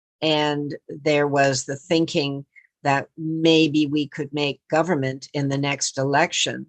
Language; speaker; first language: English; native; English